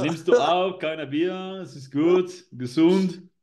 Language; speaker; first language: German; non-native, learner; Spanish